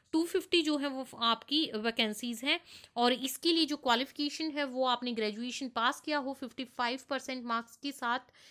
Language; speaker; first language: Hindi; non-native, local second language; Punjabi